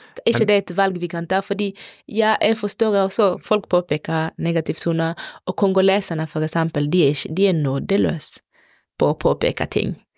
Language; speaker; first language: Norwegian; non-native, fluent; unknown